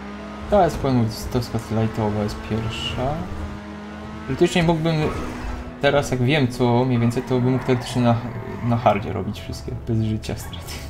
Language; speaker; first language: Polish; native; Polish